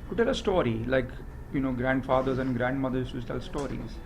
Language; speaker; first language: English; non-native, local second language; Hindi